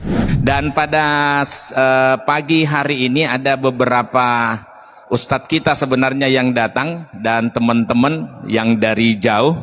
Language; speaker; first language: Indonesian; native; Indonesian